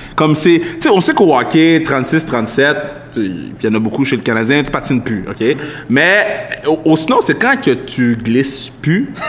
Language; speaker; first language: French; native; French